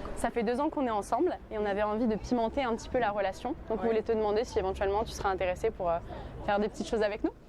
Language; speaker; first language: French; native; French